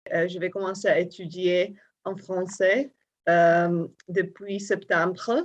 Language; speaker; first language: French; non-native, fluent; Czech